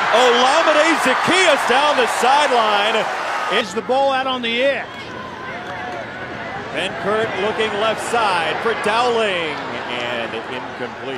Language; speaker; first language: English; native; English